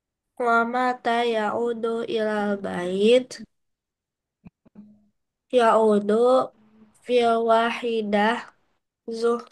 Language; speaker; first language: Arabic; non-native, learner; Indonesian